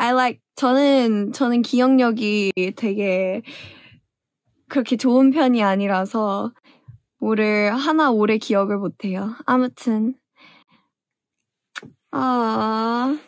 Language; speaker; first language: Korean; early bilingual, heritage; English